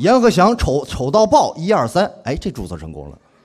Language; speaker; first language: Chinese; native; Chinese